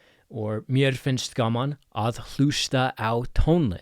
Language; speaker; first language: Icelandic; non-native, fluent; English